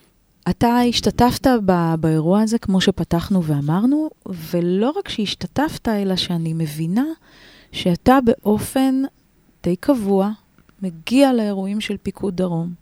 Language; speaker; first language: Hebrew; native; Hebrew